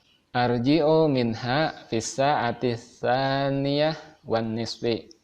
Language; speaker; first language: Arabic; non-native, fluent; Indonesian